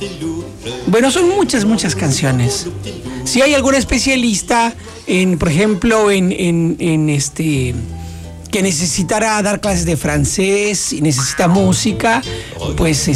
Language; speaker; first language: Spanish; native; Spanish